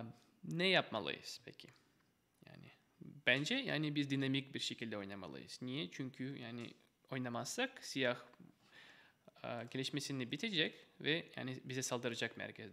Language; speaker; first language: Turkish; non-native, fluent; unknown